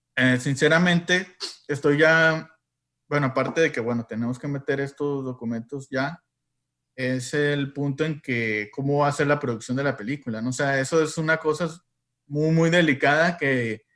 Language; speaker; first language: Spanish; native; Spanish